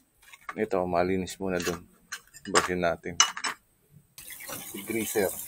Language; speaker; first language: Filipino; native; Filipino